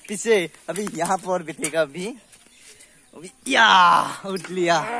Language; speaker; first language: Hindi; non-native, local second language; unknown